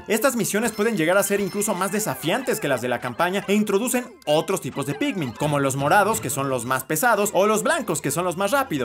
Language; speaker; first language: Spanish; native; Spanish